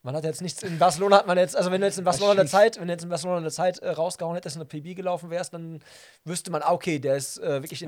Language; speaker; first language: German; native; German